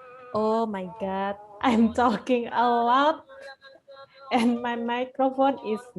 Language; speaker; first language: English; non-native, fluent; Indonesian